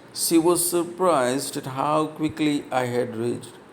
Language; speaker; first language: English; non-native, local second language; Gujarati